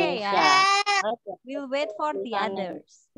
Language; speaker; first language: English; non-native, fluent; Indonesian